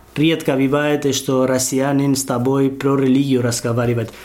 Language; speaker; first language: Russian; non-native, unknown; Spanish